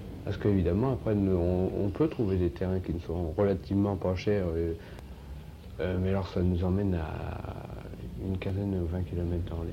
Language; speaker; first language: French; native; French